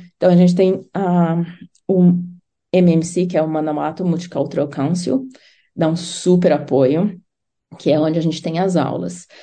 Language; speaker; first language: Portuguese; native; Portuguese